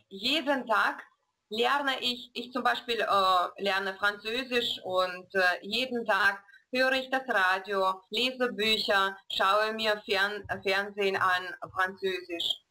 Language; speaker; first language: German; non-native, fluent; Russian